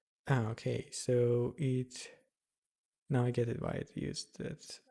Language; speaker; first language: English; non-native, fluent; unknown